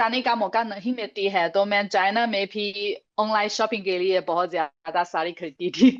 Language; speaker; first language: Hindi; non-native, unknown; Chinese